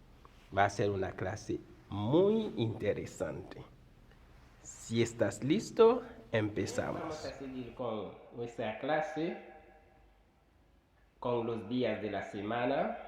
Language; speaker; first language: Spanish; non-native, fluent; Haitian Creole